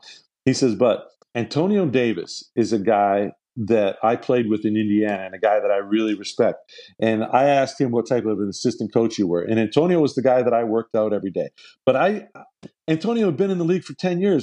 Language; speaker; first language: English; native; English